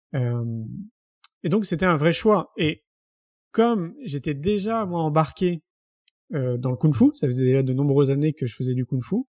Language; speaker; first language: French; native; French